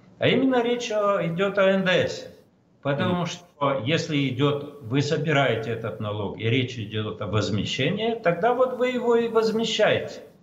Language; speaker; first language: Russian; non-native, local second language; Romanian